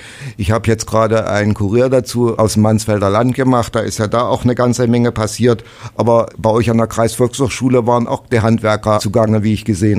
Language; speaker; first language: German; native; German